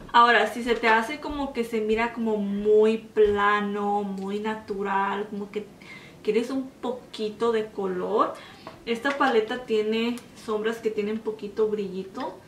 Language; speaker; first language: Spanish; early bilingual, heritage; Spanish